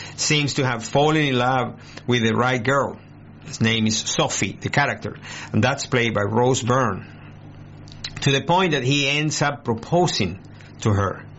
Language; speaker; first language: English; non-native, fluent; Spanish